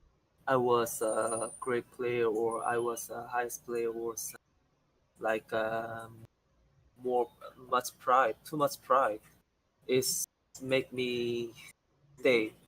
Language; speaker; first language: English; non-native, learner; Korean